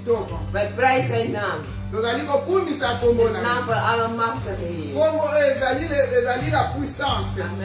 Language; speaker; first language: Dutch; non-native, learner; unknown